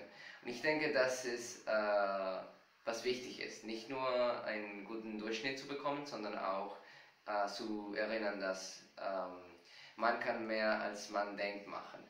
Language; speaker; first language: German; non-native, fluent; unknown